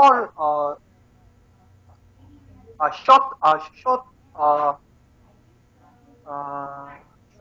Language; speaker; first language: English; non-native, learner; Korean